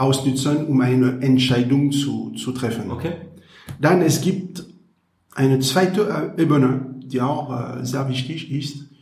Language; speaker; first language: German; non-native, learner; French